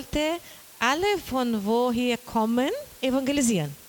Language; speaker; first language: German; non-native, learner; Portuguese